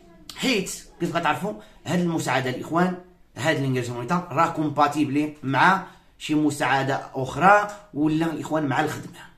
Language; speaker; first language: Arabic; native; Arabic